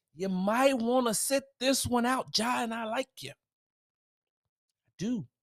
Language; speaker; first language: English; native; English